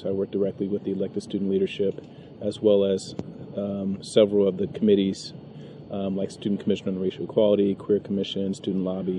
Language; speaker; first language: English; native; English